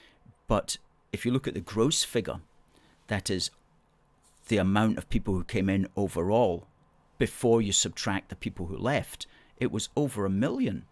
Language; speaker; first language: English; native; English